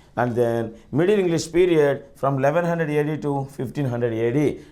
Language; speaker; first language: English; non-native, local second language; Telugu